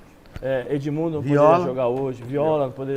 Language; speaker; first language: Portuguese; native; Portuguese